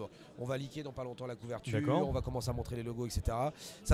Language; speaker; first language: French; native; French